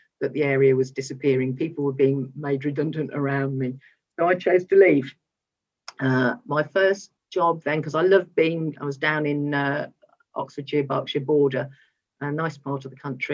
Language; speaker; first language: English; native; English